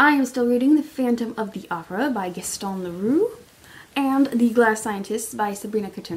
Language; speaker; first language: English; native; English